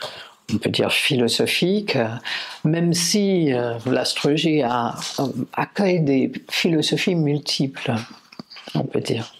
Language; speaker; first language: French; non-native, fluent; English